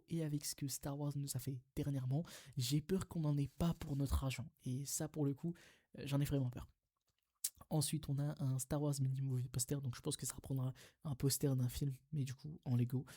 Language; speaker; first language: French; native; French